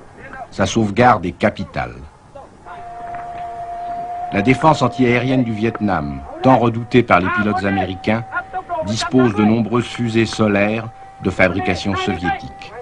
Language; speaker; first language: French; native; French